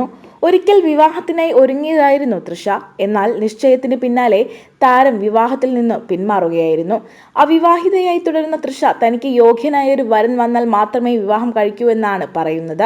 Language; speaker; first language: Malayalam; native; Malayalam